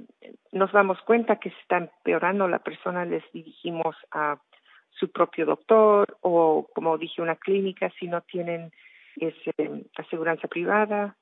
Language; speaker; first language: Spanish; early bilingual, heritage; Spanish